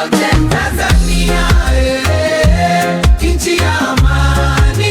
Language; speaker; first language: Swahili; native; Swahili